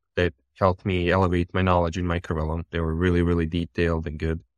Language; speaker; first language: English; non-native, fluent; Bosnian